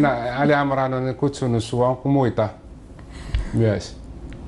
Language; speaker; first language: Finnish; non-native, learner; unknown